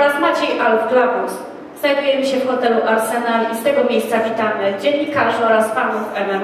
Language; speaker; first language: Polish; native; Polish